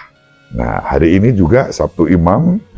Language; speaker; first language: Indonesian; native; Indonesian